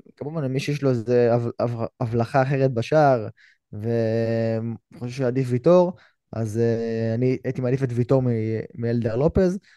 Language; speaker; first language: Hebrew; native; Hebrew